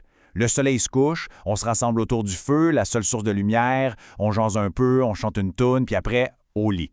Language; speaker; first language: French; native; French